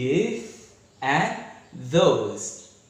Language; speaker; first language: English; non-native, fluent; Indonesian